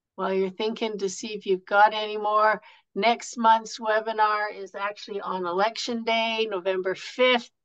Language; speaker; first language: English; native; English